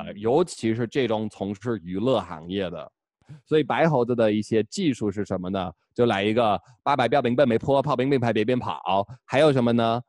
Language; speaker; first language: Chinese; non-native, fluent; English